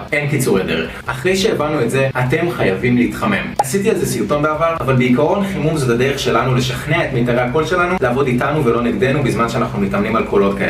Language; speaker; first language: Hebrew; native; Hebrew